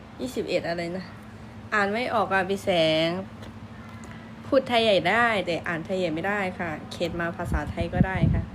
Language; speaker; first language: Thai; non-native, local second language; Shan